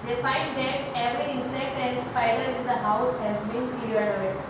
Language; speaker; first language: English; non-native, local second language; Gujarati